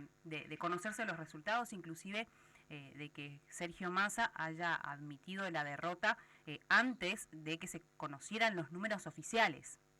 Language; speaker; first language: Spanish; native; Spanish